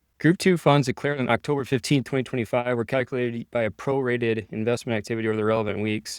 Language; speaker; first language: English; native; English